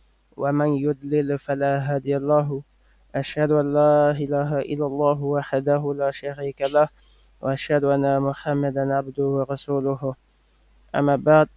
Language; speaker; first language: Arabic; non-native, fluent; French